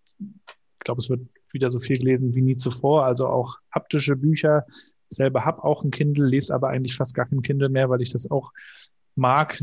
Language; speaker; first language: German; native; German